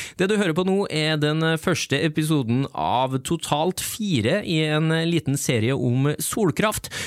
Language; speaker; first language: Norwegian; native; Norwegian